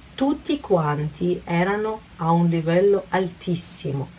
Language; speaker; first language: Italian; non-native, fluent; Russian